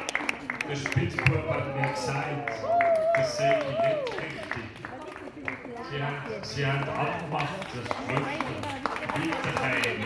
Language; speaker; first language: German; non-native, local second language; French